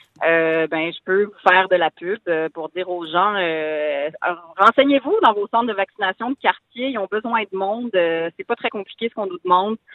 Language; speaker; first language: French; native; French